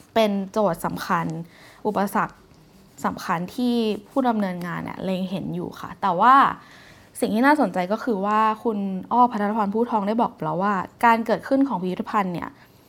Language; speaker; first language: Thai; native; Thai